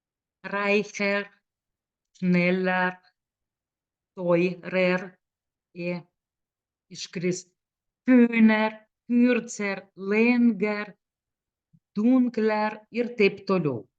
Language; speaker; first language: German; non-native, fluent; Lithuanian